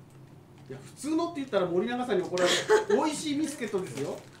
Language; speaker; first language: Japanese; native; Japanese